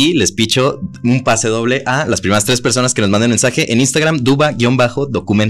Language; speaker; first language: Spanish; native; Spanish